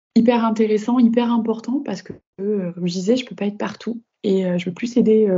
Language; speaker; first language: French; native; French